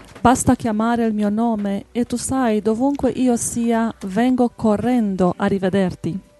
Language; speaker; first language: Italian; non-native, fluent; English